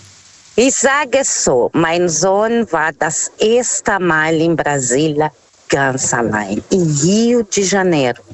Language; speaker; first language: German; non-native, fluent; Portuguese